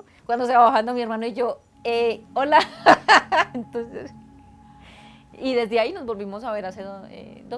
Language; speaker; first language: Spanish; native; Spanish